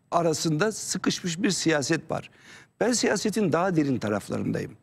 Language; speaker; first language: Turkish; native; Turkish